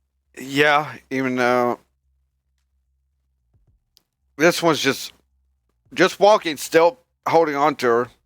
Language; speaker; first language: English; native; English